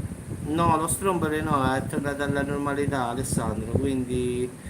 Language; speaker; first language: Italian; native; Italian